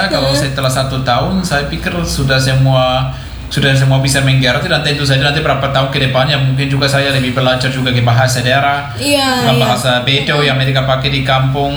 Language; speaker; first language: Indonesian; non-native, fluent; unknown